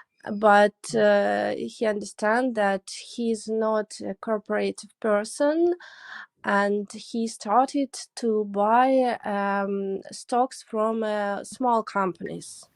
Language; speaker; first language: English; non-native, learner; Russian